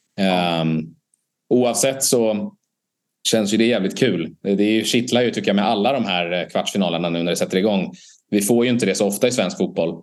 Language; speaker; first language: Swedish; native; Swedish